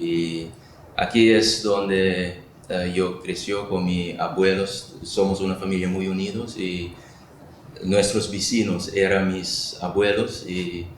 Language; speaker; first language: Spanish; non-native, local second language; Papiamento